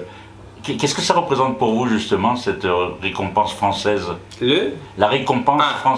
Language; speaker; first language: French; native; French